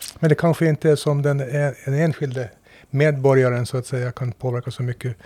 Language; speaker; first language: Swedish; native; Swedish